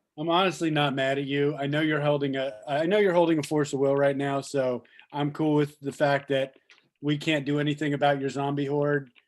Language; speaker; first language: English; native; English